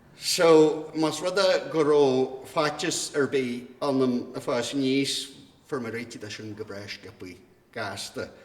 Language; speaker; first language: Irish; native; Irish